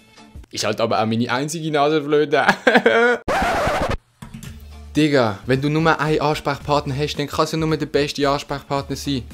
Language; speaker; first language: German; native; German